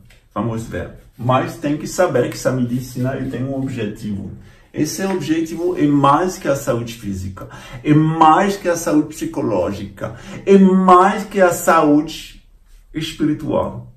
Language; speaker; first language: Portuguese; non-native, fluent; French